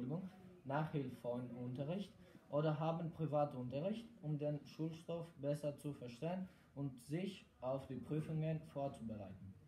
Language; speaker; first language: German; non-native, learner; Greek